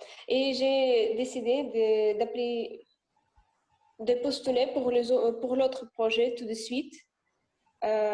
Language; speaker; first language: French; non-native, learner; Russian